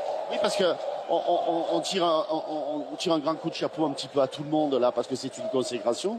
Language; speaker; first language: French; native; French